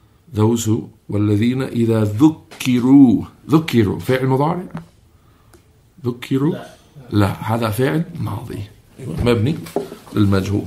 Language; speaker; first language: Arabic; non-native, fluent; English